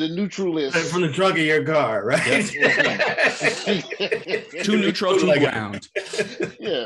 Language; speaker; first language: English; native; English